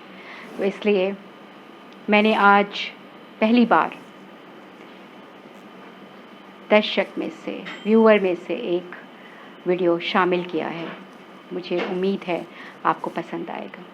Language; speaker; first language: Hindi; native; Hindi